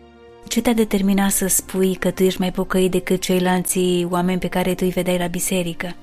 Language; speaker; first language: Romanian; native; Romanian